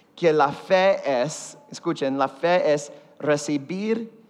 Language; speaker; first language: Spanish; early bilingual, heritage; Spanish